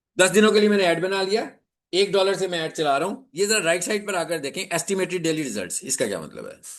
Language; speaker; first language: Urdu; non-native, local second language; Punjabi